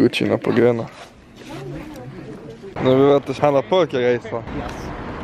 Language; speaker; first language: Swedish; native; Swedish